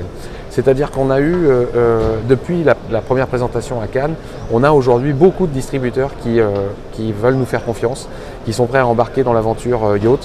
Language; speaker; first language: French; native; French